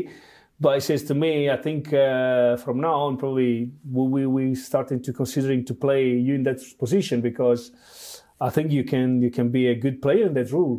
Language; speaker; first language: English; non-native, fluent; Italian